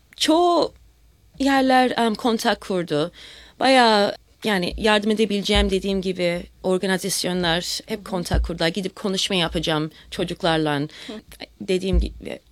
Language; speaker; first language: Turkish; early bilingual, heritage; Turkish